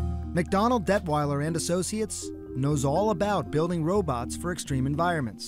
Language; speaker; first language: English; native; English